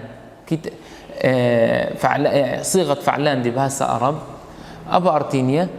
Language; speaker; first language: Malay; non-native, fluent; Arabic